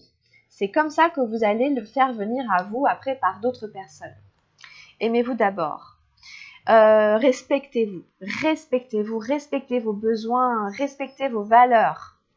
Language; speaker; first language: French; native; French